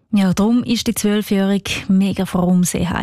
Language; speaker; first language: German; native; German